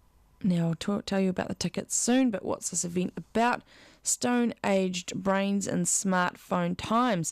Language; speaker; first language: English; native; English